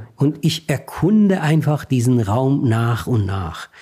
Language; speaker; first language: German; non-native, fluent; Persian